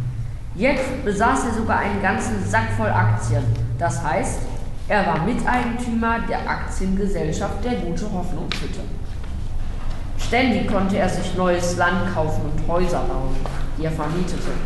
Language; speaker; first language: German; native; German